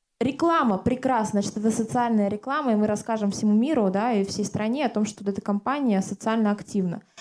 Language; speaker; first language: Russian; native; Russian